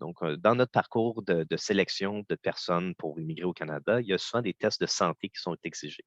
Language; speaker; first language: French; native; French